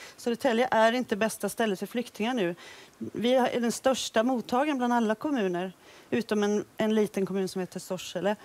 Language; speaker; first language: Swedish; native; Swedish